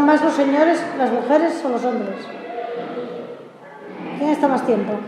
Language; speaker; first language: Spanish; native; Spanish